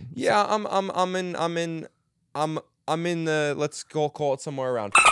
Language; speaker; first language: English; native; English